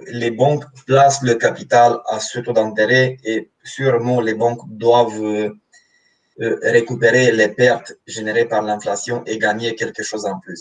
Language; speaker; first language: French; non-native, fluent; Romanian